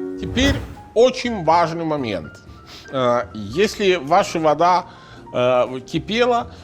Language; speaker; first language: Russian; non-native, fluent; Italian